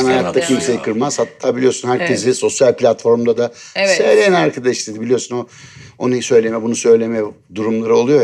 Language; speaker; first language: Turkish; native; Turkish